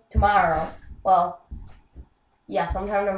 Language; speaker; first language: English; native; English